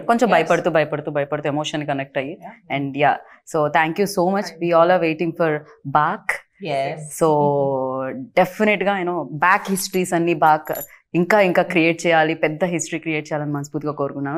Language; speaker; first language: Telugu; native; Telugu